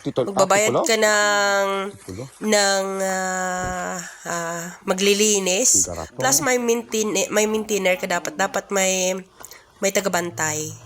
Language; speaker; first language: Filipino; non-native, local second language; Hiligaynon